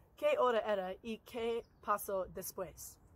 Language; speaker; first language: Spanish; non-native, learner; English